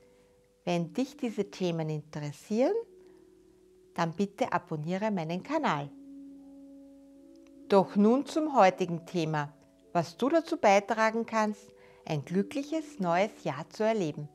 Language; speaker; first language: German; native; German